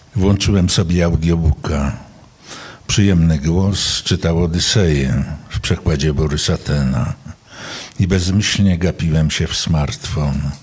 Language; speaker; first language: Polish; native; Polish